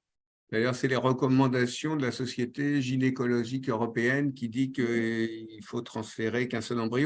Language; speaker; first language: French; native; French